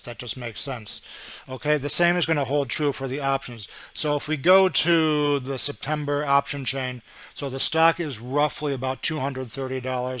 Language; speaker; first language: English; native; English